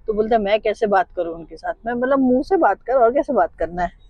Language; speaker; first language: Hindi; non-native, local second language; Marathi